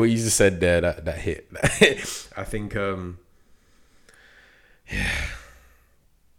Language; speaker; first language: English; native; English